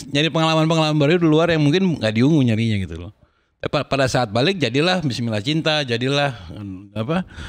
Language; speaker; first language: Indonesian; native; Indonesian